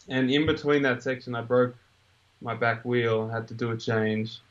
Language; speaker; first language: English; native; English